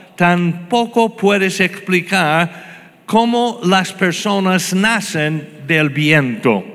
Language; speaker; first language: Spanish; non-native, fluent; English